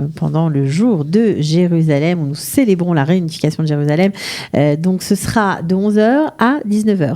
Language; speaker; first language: French; native; French